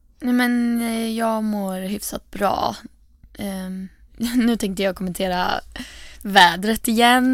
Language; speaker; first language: Swedish; native; Swedish